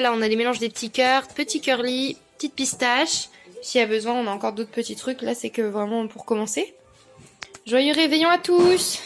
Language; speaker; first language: French; native; French